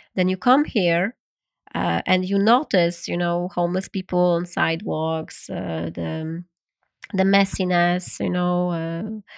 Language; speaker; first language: English; non-native, fluent; Polish